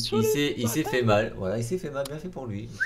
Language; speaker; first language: French; native; French